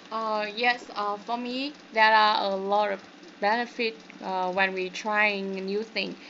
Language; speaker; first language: English; non-native, learner; Vietnamese